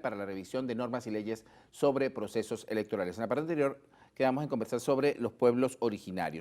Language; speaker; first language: Spanish; native; Spanish